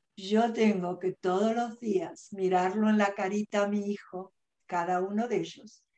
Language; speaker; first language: Spanish; native; Spanish